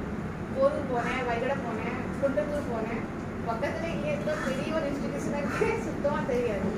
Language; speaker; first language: Tamil; non-native, learner; Bangla